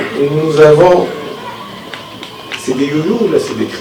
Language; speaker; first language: French; non-native, local second language; Arabic